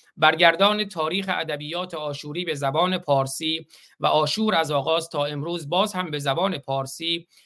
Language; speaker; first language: Persian; native; Persian